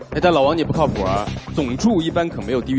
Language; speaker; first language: Chinese; native; Chinese